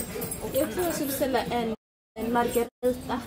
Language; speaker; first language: Swedish; early bilingual, other home language; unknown